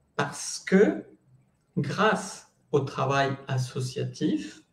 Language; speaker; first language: French; non-native, fluent; Spanish